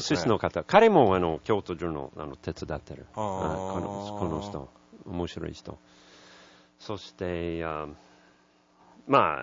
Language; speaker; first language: Japanese; non-native, learner; English